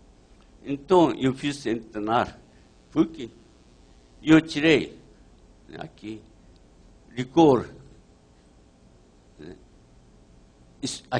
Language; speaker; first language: Portuguese; non-native, learner; Japanese